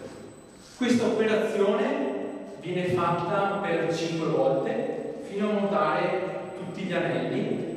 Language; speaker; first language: Italian; native; Italian